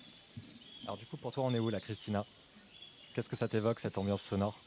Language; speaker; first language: French; native; French